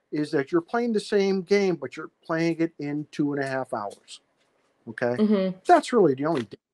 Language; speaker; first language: English; native; English